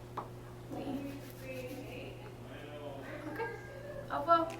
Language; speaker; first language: French; non-native, fluent; English